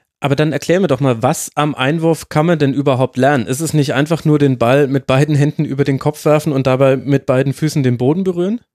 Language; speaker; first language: German; native; German